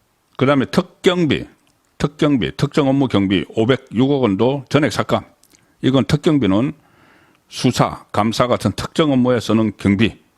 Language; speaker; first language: Korean; native; Korean